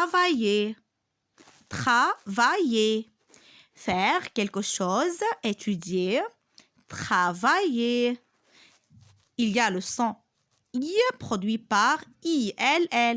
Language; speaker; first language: French; non-native, local second language; Arabic